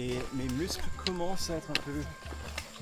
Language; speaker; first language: French; non-native, fluent; English